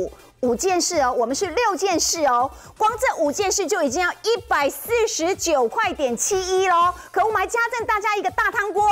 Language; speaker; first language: Chinese; native; Chinese